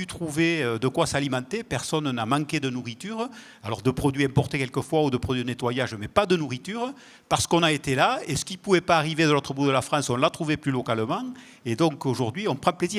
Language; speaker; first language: French; native; French